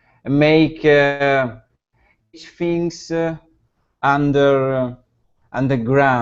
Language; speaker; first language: English; non-native, learner; Italian